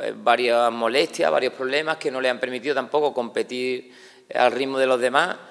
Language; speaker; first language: Spanish; native; Spanish